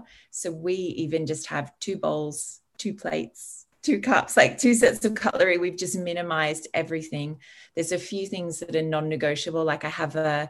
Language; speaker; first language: English; native; English